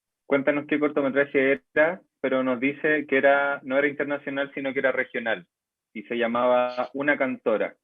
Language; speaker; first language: Spanish; native; Spanish